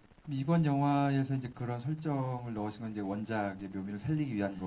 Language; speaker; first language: Korean; native; Korean